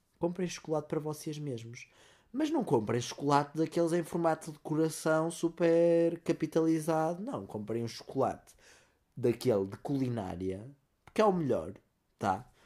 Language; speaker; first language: Portuguese; native; Portuguese